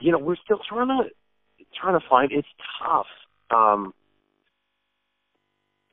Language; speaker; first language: English; native; English